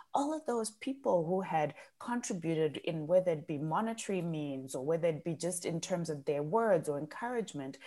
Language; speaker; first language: English; non-native, local second language; Shona